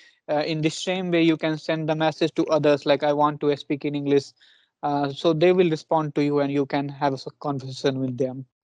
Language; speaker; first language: English; non-native, local second language; Punjabi